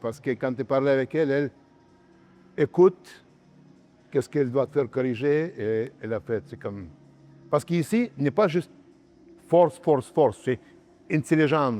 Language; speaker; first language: French; non-native, learner; Russian